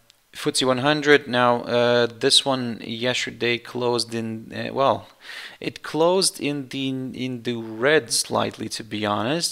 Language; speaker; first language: English; non-native, fluent; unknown